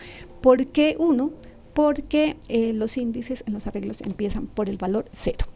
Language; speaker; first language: Spanish; native; Spanish